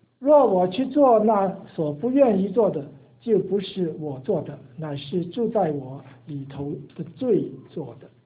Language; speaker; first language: Chinese; non-native, local second language; Cantonese